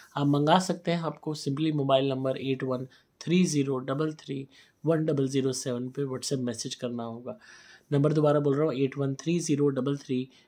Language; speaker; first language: Hindi; native; Hindi